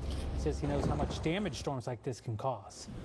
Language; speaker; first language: English; native; English